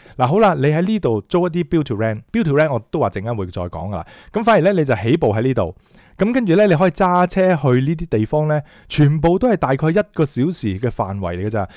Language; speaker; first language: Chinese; non-native, local second language; Cantonese